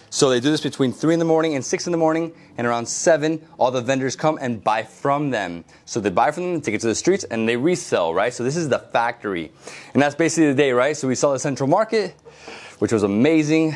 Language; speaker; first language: English; early bilingual, other home language; Spanish